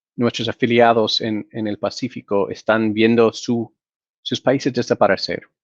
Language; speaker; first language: Spanish; non-native, fluent; English